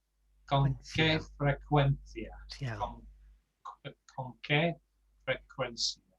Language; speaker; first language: Spanish; non-native, learner; English